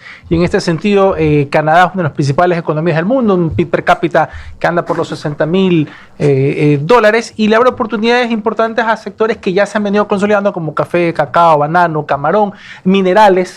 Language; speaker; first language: Spanish; native; Spanish